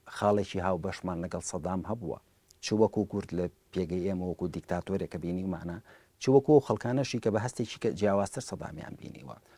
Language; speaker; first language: Central Kurdish; early bilingual, heritage; Central Kurdish